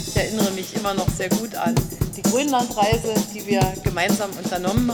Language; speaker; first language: German; native; German